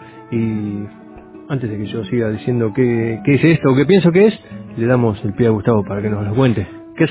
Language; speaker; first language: Spanish; native; Spanish